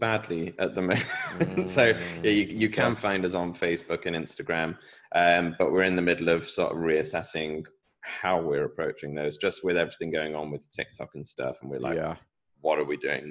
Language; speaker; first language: English; native; English